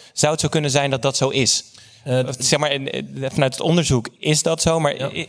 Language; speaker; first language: Dutch; native; Dutch